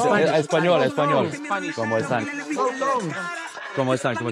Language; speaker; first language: Spanish; non-native, learner; English